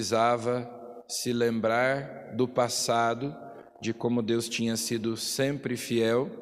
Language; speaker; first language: Portuguese; native; Portuguese